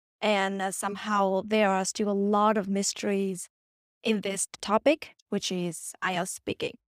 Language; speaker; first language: English; non-native, fluent; Vietnamese